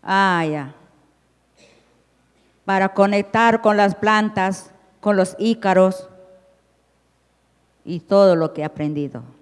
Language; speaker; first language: Spanish; non-native, local second language; Shipibo-Conibo